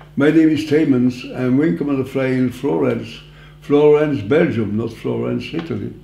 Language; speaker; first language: English; non-native, fluent; French